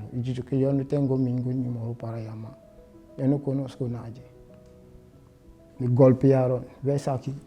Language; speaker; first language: Spanish; non-native, learner; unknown